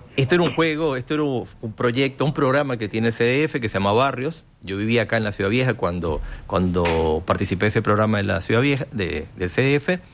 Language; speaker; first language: Spanish; native; Spanish